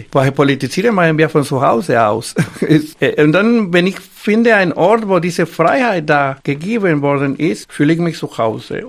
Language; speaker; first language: German; non-native, fluent; Spanish